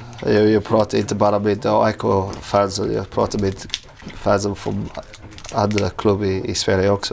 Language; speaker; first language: Swedish; non-native, learner; English